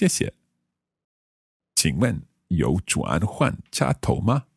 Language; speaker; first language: Chinese; non-native, learner; English